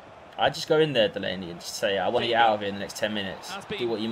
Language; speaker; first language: English; native; English